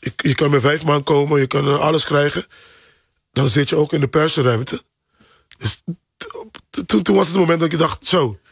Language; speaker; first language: Dutch; non-native, local second language; Papiamento